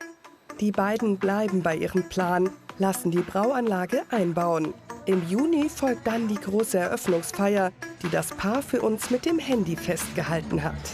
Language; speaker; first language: German; native; German